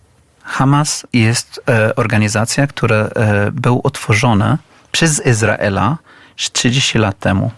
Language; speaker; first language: Polish; non-native, fluent; Arabic